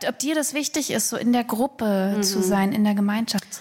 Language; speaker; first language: German; native; German